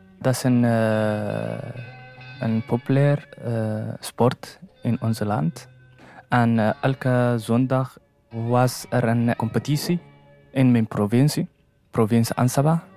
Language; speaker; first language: Dutch; non-native, learner; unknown